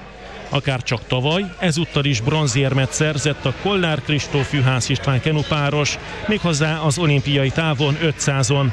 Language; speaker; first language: Hungarian; native; Hungarian